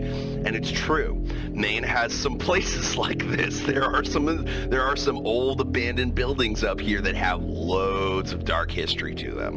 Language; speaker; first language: English; native; English